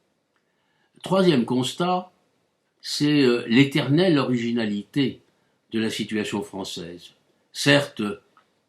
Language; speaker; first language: French; native; French